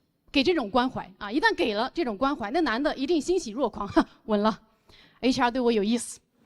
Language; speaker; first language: Chinese; native; Chinese